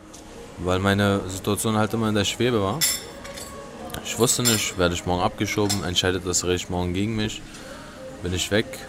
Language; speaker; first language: German; early bilingual, other home language; Albanian